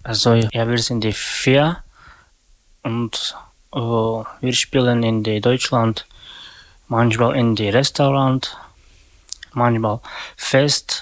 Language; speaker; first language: German; non-native, learner; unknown